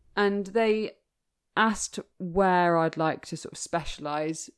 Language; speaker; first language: English; native; English